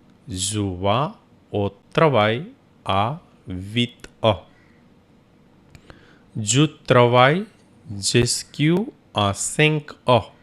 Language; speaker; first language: French; non-native, fluent; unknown